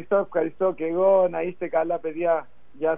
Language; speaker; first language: Greek; non-native, fluent; Spanish